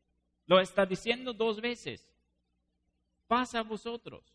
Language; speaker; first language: Spanish; non-native, fluent; Dutch